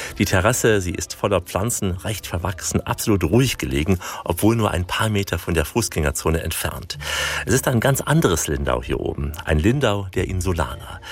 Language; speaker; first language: German; native; German